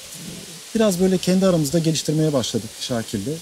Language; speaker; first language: Turkish; native; Turkish